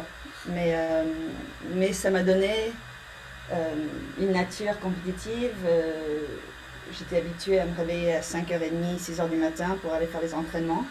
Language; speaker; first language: French; early bilingual, heritage; English